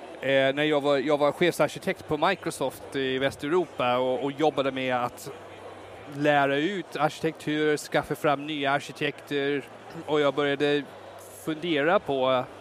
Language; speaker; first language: Swedish; non-native, fluent; English